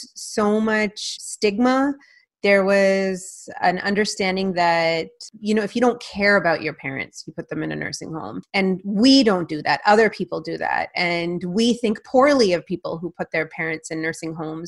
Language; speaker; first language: English; non-native, fluent; Punjabi